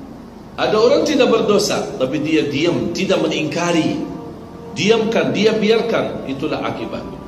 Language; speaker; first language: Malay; non-native, fluent; Arabic